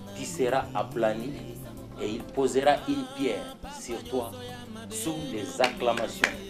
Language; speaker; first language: French; non-native, local second language; Lingala